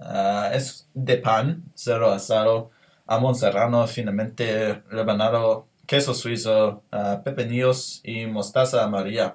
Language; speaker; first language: Spanish; non-native, learner; English